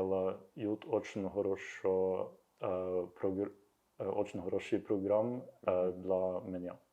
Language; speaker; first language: Russian; non-native, learner; Norwegian